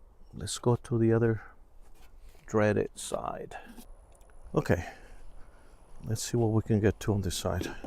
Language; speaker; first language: English; native; English